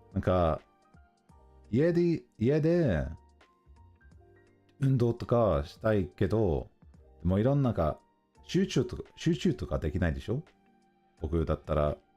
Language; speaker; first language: Japanese; non-native, learner; English